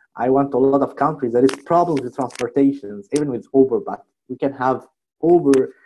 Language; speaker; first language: English; non-native, fluent; Arabic